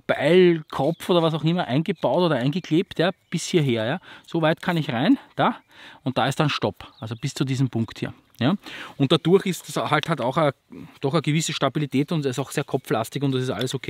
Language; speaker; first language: German; native; German